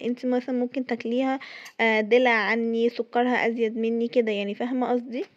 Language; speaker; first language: Arabic; native; Arabic